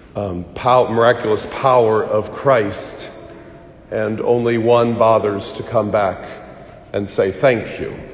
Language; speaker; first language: English; native; English